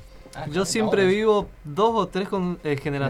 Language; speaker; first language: Spanish; native; Spanish